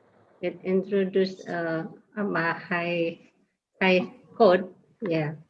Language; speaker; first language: English; non-native, learner; Indonesian